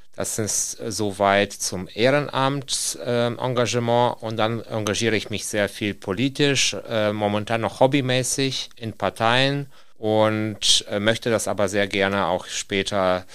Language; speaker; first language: German; non-native, fluent; Russian